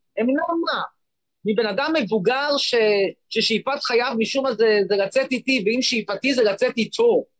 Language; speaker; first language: Hebrew; native; Hebrew